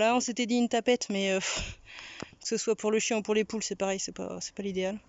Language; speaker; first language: French; native; French